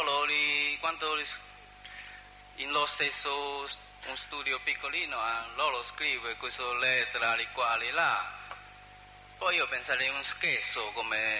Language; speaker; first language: Italian; non-native, learner; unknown